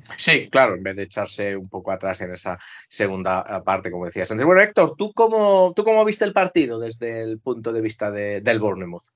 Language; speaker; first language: Spanish; native; Spanish